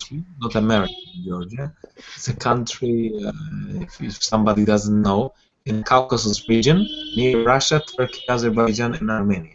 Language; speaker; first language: English; non-native, fluent; Georgian